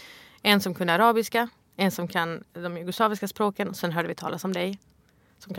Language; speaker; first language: Swedish; early bilingual, other home language; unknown